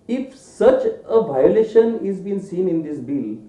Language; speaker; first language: English; non-native, local second language; Marathi